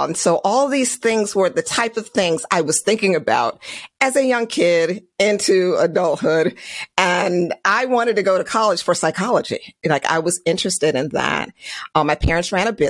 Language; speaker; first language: English; native; English